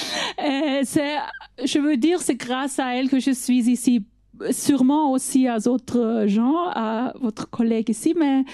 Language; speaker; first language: French; non-native, fluent; German